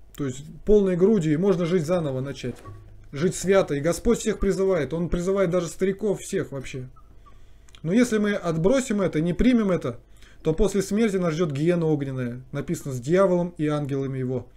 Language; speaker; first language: Russian; native; Russian